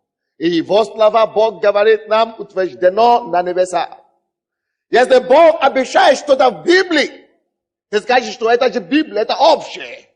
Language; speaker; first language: Russian; non-native, fluent; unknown